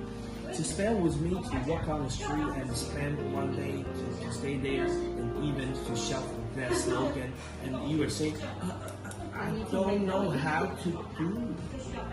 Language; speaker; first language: English; non-native, fluent; Chinese